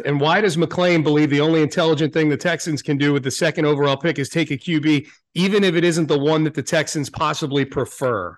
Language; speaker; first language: English; native; English